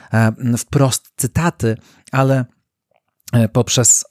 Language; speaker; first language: Polish; native; Polish